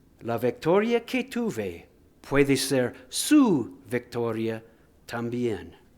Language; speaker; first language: Spanish; non-native, fluent; English